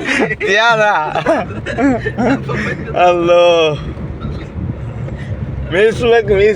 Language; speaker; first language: Arabic; non-native, learner; Malayalam